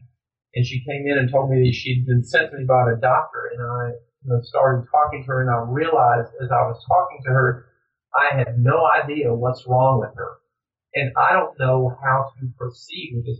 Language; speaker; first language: English; native; English